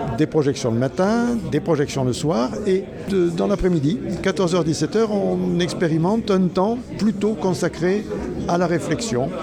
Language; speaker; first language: French; native; French